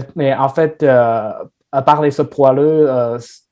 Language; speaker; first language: French; non-native, learner; Chinese